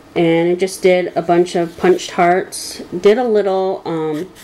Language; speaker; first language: English; native; English